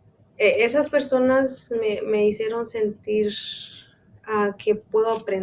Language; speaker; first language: Spanish; non-native, local second language; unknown